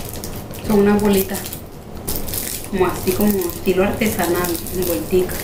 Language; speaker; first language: Spanish; native; Spanish